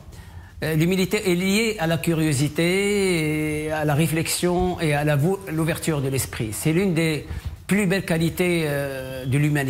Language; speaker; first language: French; non-native, local second language; Arabic